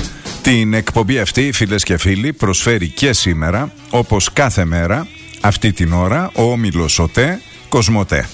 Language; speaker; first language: Greek; native; Greek